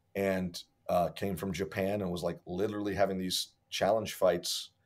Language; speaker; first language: English; native; English